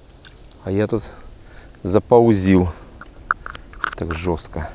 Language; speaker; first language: Russian; native; Russian